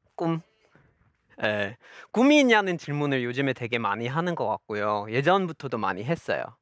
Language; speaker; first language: Korean; non-native, fluent; English